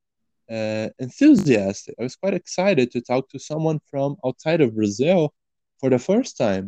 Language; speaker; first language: English; non-native, fluent; Portuguese